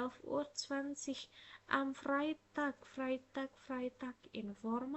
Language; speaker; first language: German; non-native, fluent; Indonesian